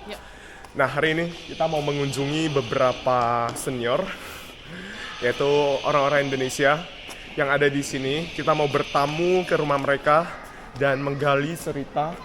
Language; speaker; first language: Indonesian; non-native, fluent; Chinese